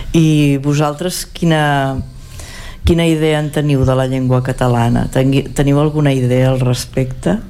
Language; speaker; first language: Catalan; native; Catalan